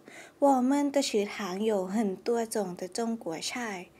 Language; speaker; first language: Chinese; non-native, learner; Thai